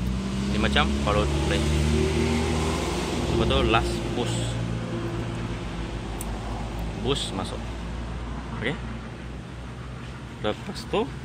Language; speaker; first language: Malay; non-native, local second language; Chinese